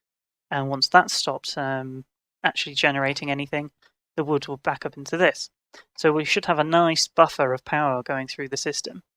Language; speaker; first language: English; native; English